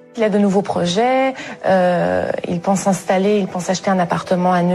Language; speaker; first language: French; native; French